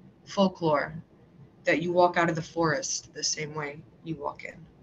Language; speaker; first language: English; early bilingual, other home language; Portuguese